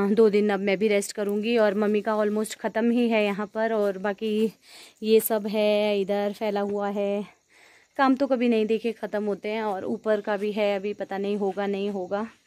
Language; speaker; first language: Hindi; non-native, local second language; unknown